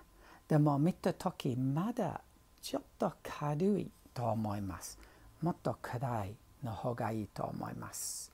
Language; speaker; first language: Japanese; non-native, learner; English